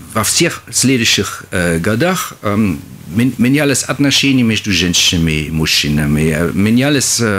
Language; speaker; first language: Russian; non-native, fluent; German